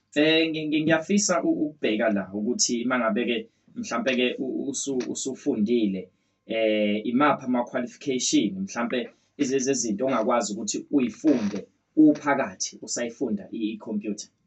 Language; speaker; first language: Zulu; native; Zulu